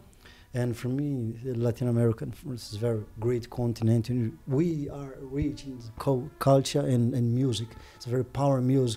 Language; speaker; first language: English; non-native, learner; Portuguese